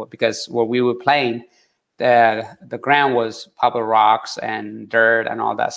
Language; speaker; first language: English; early bilingual, other home language; Tigrinya